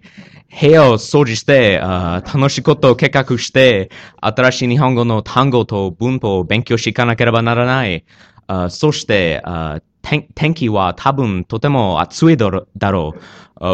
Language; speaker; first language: Japanese; non-native, learner; English